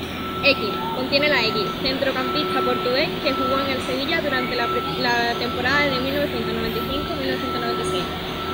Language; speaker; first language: Spanish; native; Spanish